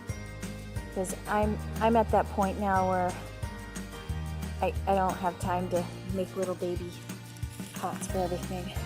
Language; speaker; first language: English; native; English